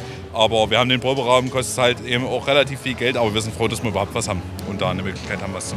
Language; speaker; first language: German; native; German